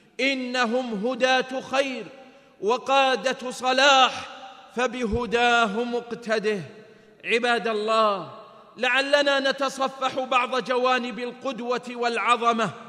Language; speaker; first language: Arabic; native; Arabic